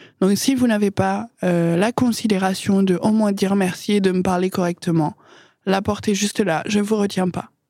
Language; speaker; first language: French; non-native, fluent; English